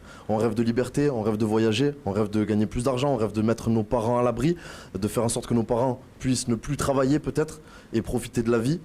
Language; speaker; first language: French; native; French